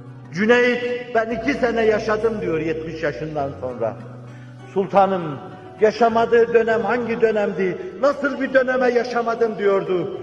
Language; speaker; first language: Turkish; native; Turkish